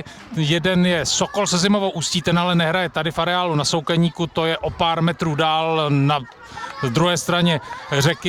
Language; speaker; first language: Czech; native; Czech